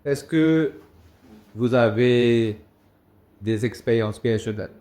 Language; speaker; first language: French; non-native, local second language; Morisyen